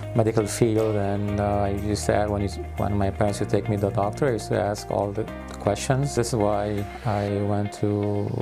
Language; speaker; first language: English; non-native, fluent; Arabic